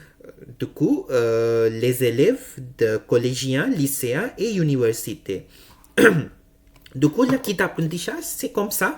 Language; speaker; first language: French; non-native, learner; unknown